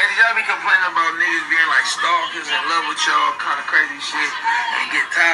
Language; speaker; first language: English; native; English